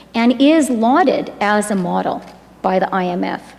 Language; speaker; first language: English; native; English